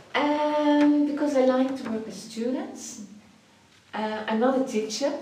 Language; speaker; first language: English; non-native, fluent; Dutch